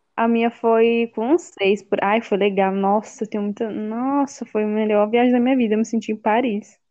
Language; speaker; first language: Portuguese; native; Portuguese